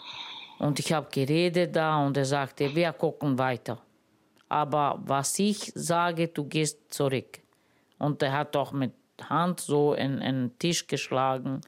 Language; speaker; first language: German; non-native, learner; Romany